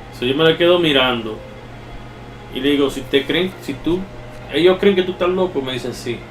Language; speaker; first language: Spanish; early bilingual, heritage; Spanish